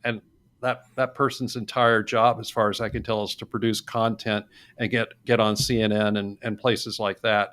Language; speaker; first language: English; native; English